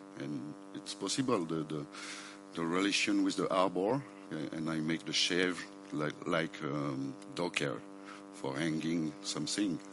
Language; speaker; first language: English; non-native, learner; French